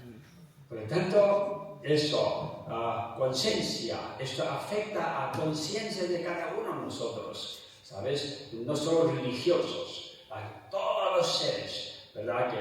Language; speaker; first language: Spanish; non-native, fluent; Tibetan